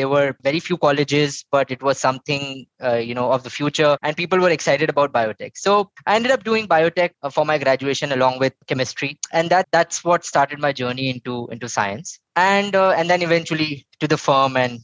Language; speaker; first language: English; non-native, local second language; Hindi